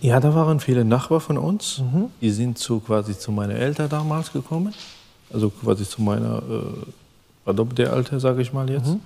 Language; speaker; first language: German; non-native, fluent; Arabic